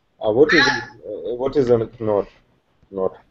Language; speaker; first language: English; non-native, learner; Russian